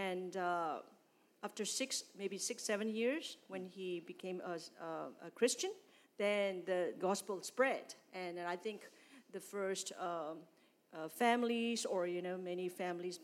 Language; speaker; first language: English; non-native, fluent; Burmese